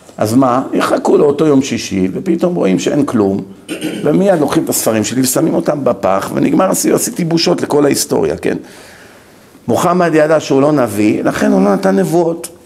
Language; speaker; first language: Hebrew; native; Hebrew